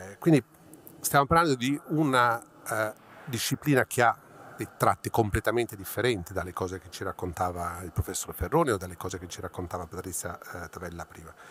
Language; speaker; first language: Italian; native; Italian